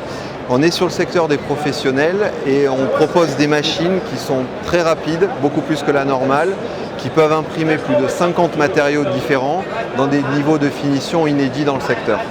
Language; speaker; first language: French; native; French